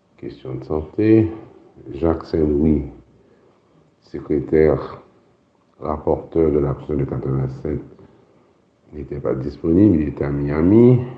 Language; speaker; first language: French; non-native, local second language; Haitian Creole